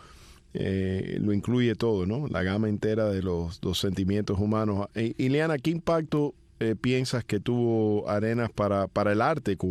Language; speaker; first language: Spanish; early bilingual, heritage; Spanish